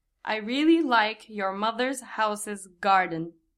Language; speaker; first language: English; non-native, fluent; Turkish